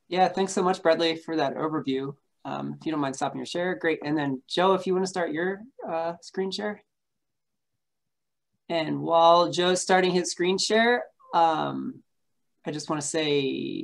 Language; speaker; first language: English; native; English